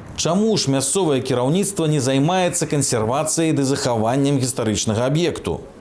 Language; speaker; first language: Belarusian; native; Belarusian